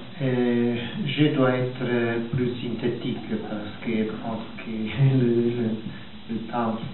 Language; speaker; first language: French; non-native, fluent; Italian